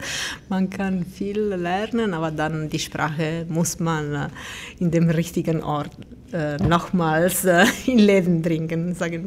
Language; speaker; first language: German; non-native, fluent; Italian